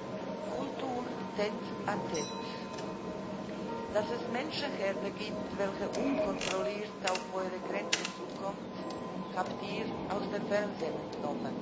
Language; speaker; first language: German; non-native, fluent; Croatian